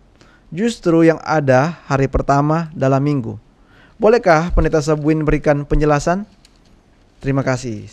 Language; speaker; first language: Indonesian; native; Indonesian